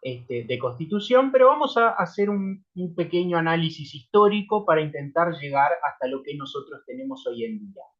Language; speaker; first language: Spanish; native; Spanish